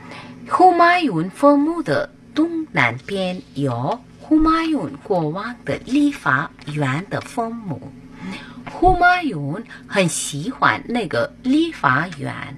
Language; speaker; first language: Chinese; non-native, fluent; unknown